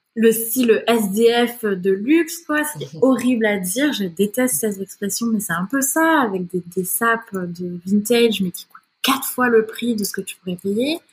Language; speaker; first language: French; native; French